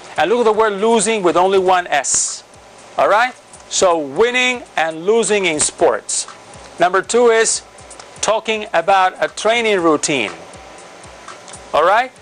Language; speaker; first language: English; non-native, fluent; Spanish